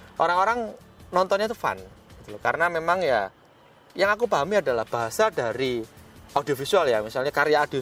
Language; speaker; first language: Indonesian; non-native, local second language; Javanese